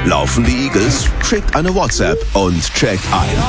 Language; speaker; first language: German; native; German